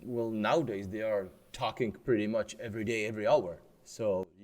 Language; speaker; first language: English; non-native, fluent; Czech